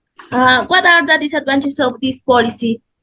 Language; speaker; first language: English; non-native, learner; Spanish